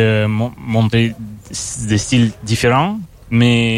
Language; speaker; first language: French; non-native, fluent; Russian